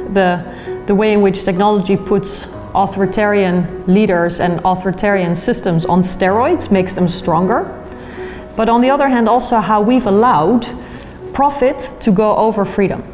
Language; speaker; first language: English; non-native, fluent; Dutch